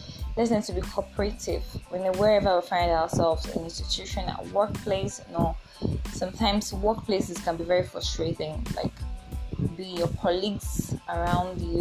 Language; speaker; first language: English; non-native, local second language; Yoruba